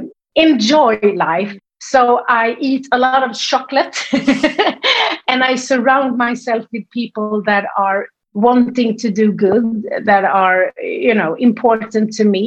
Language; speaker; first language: English; non-native, fluent; Swedish